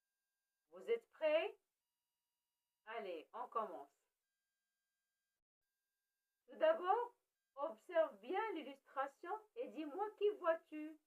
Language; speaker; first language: French; non-native, local second language; Arabic